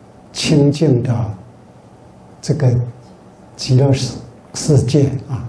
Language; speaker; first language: Chinese; native; Chinese